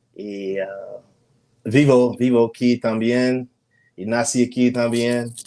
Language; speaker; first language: Spanish; non-native, learner; English